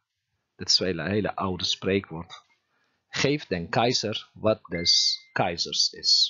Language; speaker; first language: Dutch; non-native, fluent; Turkish